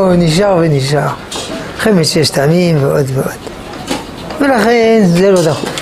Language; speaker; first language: Hebrew; non-native, fluent; French